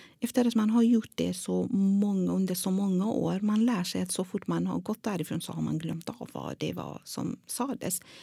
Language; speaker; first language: Swedish; non-native, fluent; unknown